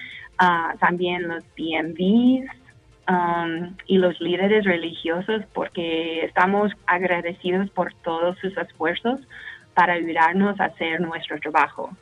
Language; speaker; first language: Spanish; non-native, fluent; English